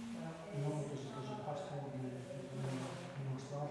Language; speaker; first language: Dutch; native; Dutch